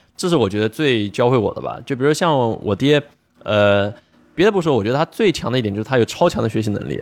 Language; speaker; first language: Chinese; native; Chinese